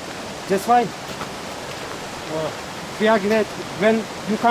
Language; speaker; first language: English; non-native, learner; Tajik